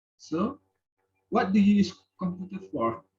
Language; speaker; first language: English; non-native, learner; Indonesian